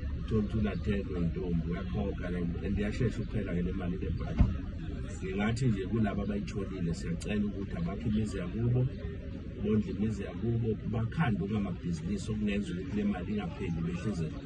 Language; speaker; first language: Zulu; native; Zulu